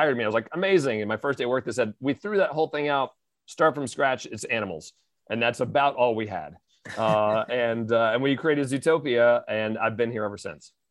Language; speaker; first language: English; native; English